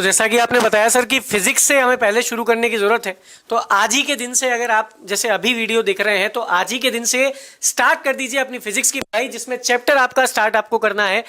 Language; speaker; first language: Hindi; native; Hindi